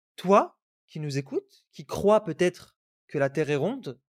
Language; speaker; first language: French; non-native, local second language; Arabic